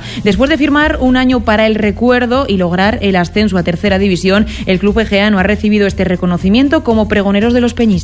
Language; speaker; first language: Spanish; native; Spanish